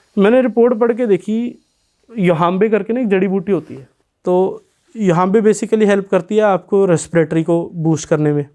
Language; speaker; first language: Hindi; non-native, local second language; Punjabi